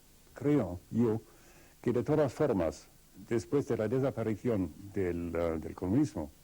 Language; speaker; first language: Spanish; non-native, fluent; Russian